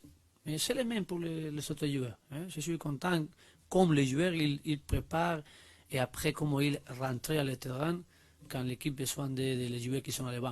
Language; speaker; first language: French; non-native, learner; Spanish